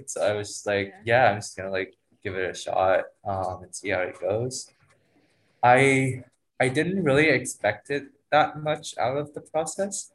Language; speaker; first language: English; non-native, fluent; Vietnamese